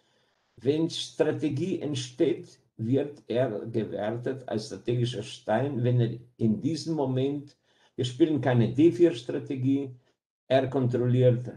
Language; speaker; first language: German; non-native, fluent; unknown